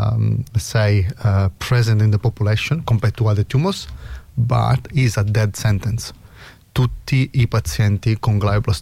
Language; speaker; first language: English; non-native, fluent; Italian